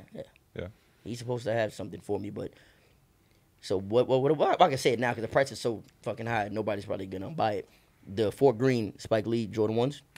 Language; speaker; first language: English; native; English